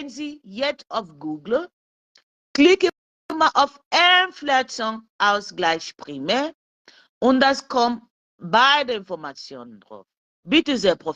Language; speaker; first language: German; non-native, learner; French